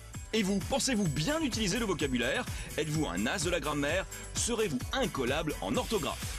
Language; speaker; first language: French; native; French